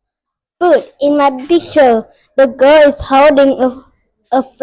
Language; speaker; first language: English; non-native, learner; Vietnamese